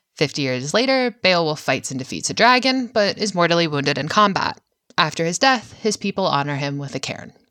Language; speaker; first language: English; native; English